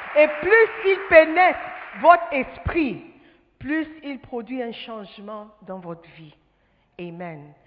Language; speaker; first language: French; non-native, fluent; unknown